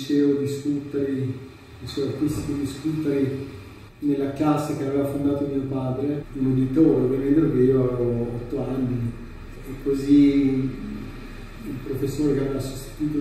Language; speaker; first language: Italian; non-native, fluent; Albanian